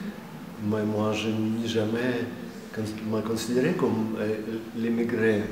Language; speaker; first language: French; non-native, fluent; Russian